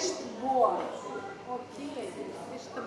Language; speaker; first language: Portuguese; non-native, learner; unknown